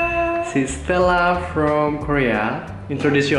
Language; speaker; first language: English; non-native, learner; Indonesian